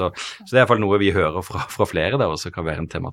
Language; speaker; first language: Norwegian; native; Norwegian